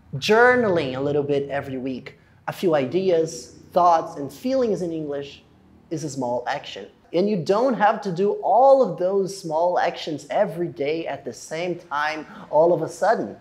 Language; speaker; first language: English; non-native, fluent; Portuguese